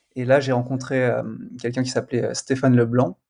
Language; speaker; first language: French; native; French